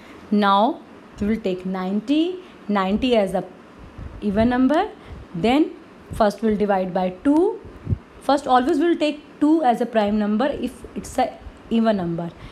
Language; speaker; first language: English; non-native, local second language; Hindi